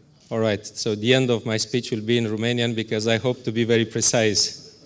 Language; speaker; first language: English; non-native, fluent; Romanian